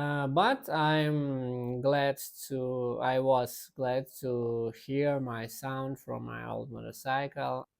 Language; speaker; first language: English; non-native, learner; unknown